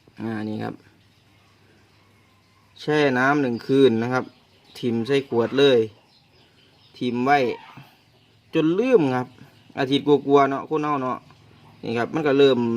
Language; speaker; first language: Thai; non-native, local second language; Northeastern Thai